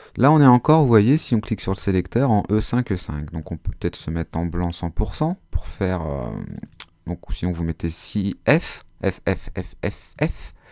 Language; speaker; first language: French; native; French